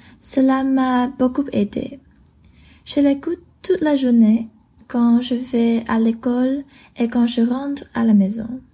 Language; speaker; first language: French; non-native, learner; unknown